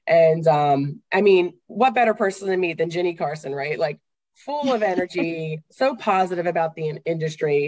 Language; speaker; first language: English; native; English